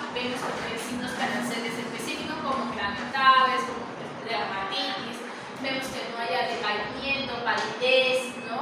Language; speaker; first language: Spanish; native; Spanish